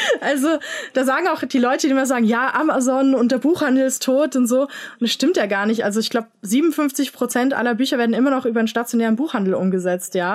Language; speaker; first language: German; native; German